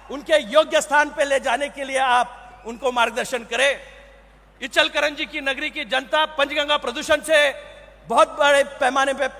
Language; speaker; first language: Hindi; non-native, local second language; Marathi